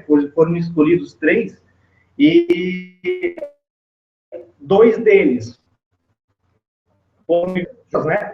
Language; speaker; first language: Portuguese; native; Portuguese